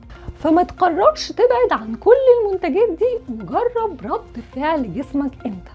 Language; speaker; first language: Arabic; native; Arabic